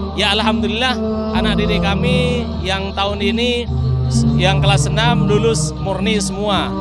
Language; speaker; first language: Indonesian; non-native, local second language; Madurese